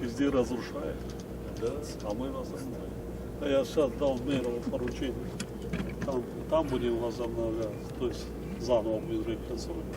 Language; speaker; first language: Russian; non-native, local second language; Tajik